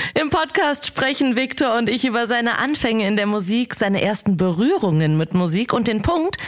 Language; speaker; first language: German; native; German